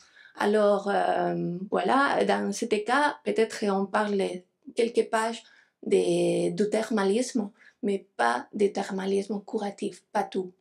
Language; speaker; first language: French; non-native, fluent; Spanish